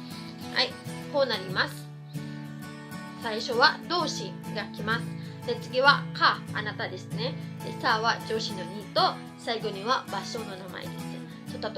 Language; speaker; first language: Japanese; non-native, fluent; Cebuano